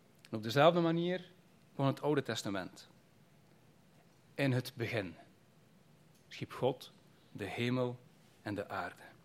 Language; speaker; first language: Dutch; native; Dutch